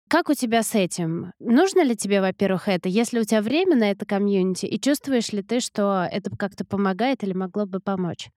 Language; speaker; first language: Russian; native; Russian